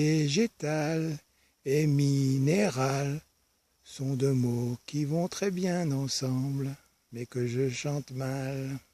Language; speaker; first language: French; native; French